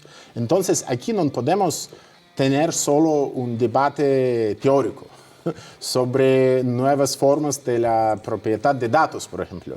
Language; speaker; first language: Spanish; non-native, fluent; Russian